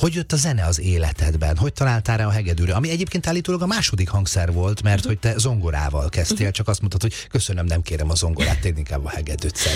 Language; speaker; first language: Hungarian; native; Hungarian